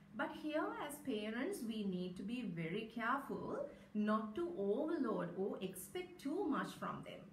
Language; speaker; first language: English; non-native, local second language; Sinhala